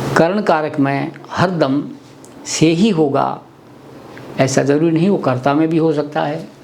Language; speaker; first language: Hindi; native; Hindi